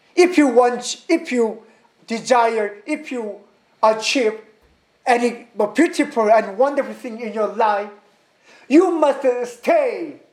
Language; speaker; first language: English; non-native, learner; Korean